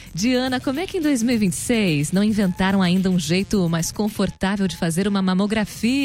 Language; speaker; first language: Portuguese; native; Portuguese